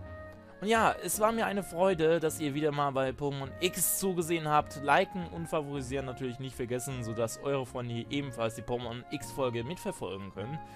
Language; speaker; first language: German; native; German